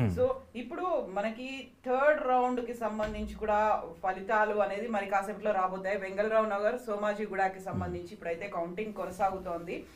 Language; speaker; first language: Telugu; native; Telugu